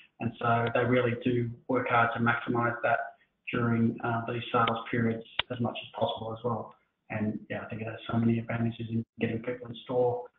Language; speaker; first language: English; native; English